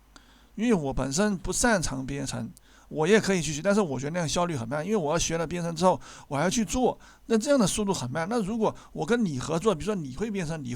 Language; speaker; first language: Chinese; native; Chinese